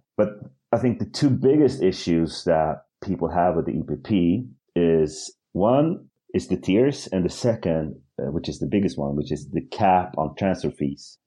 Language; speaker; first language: English; early bilingual, other home language; Swedish